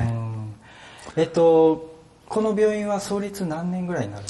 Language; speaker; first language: Japanese; native; Japanese